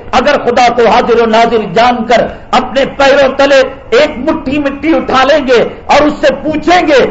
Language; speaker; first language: Urdu; native; Urdu